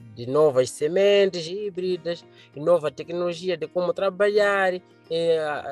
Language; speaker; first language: Portuguese; non-native, local second language; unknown